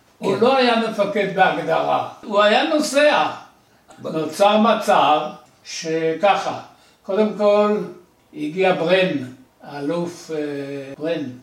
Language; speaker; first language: Hebrew; native; Hebrew